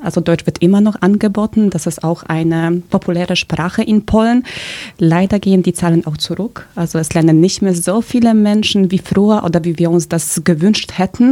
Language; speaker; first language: German; early bilingual, other home language; Polish